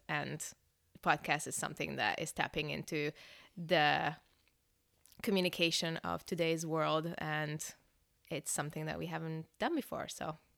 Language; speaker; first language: English; early bilingual, other home language; Hungarian